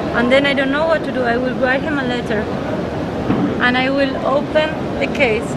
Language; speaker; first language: English; non-native, learner; Spanish